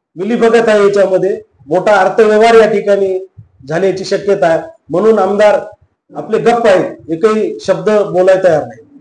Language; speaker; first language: Marathi; native; Marathi